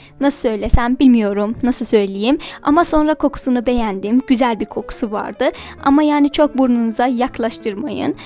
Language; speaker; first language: Turkish; non-native, fluent; Persian